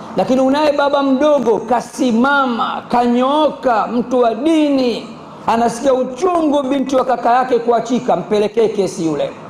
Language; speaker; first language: Swahili; native; Swahili